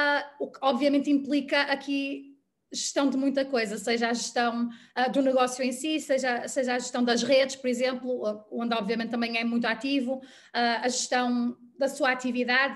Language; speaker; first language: Portuguese; native; Portuguese